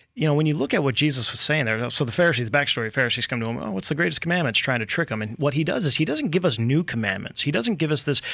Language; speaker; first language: English; native; English